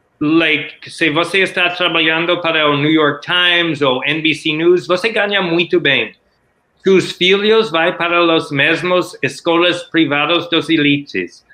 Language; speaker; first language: Portuguese; non-native, learner; English